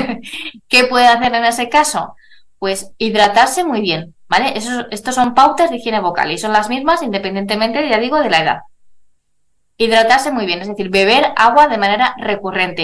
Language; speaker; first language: Spanish; native; Spanish